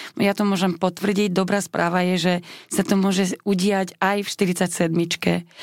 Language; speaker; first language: Slovak; non-native, local second language; Hungarian